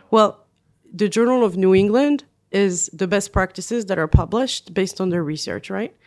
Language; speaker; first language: English; non-native, fluent; French